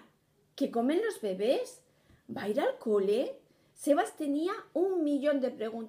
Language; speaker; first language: Spanish; native; Spanish